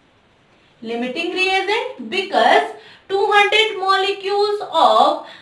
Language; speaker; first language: English; non-native, local second language; Hindi